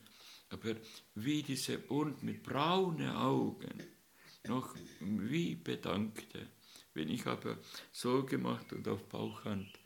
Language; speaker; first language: German; non-native, learner; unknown